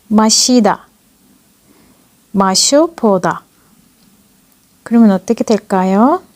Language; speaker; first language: Korean; non-native, fluent; Turkish